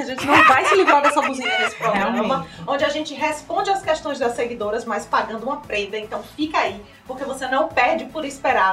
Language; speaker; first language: Portuguese; native; Portuguese